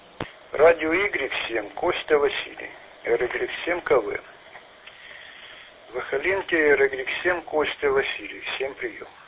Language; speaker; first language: Russian; native; Russian